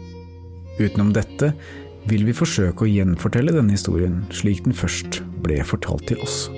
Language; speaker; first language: Norwegian; native; Norwegian